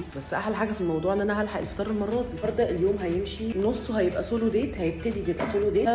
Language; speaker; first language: Arabic; native; Arabic